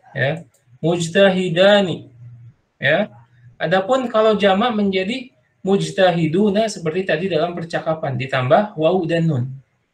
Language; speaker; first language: Indonesian; native; Indonesian